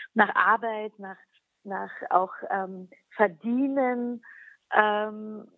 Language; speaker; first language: German; non-native, local second language; Slovenian